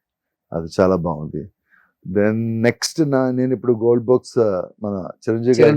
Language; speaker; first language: Telugu; non-native, local second language; Malayalam